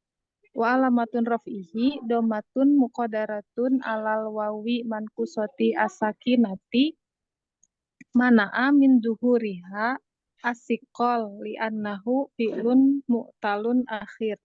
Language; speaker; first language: Arabic; non-native, learner; Indonesian